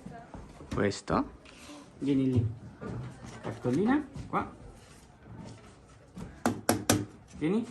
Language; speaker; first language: Italian; non-native, fluent; Bangla